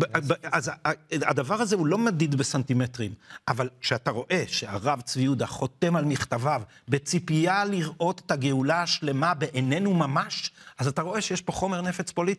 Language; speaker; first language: Hebrew; native; Hebrew